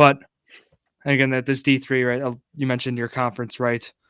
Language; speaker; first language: English; native; English